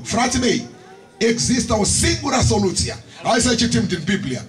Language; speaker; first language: Romanian; non-native, learner; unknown